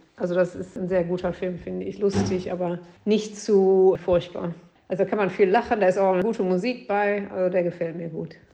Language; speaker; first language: German; native; German